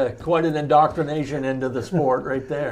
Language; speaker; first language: English; native; English